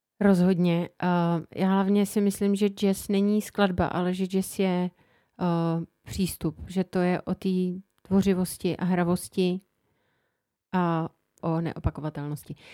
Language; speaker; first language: Czech; native; Czech